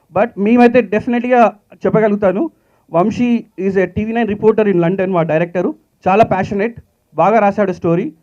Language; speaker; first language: Telugu; native; Telugu